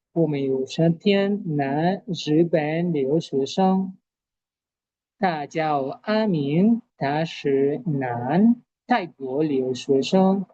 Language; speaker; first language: Chinese; non-native, fluent; Spanish